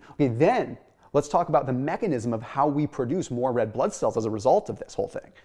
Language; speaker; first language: English; native; English